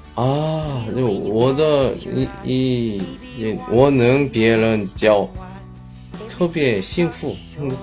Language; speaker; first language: Chinese; non-native, learner; Korean